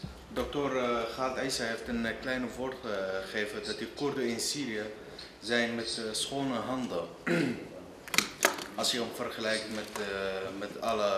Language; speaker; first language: Dutch; non-native, learner; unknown